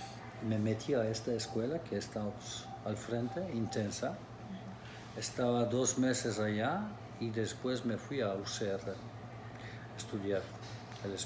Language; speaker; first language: Spanish; non-native, fluent; Turkish